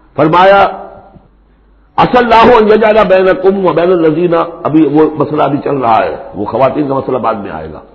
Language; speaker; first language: Urdu; native; Urdu